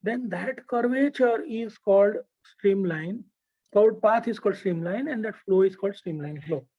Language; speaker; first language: English; non-native, local second language; Gujarati